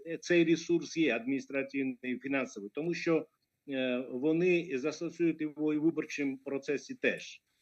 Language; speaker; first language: Ukrainian; non-native, fluent; Georgian